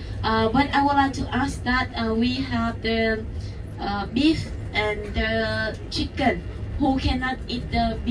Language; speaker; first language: English; non-native, learner; Vietnamese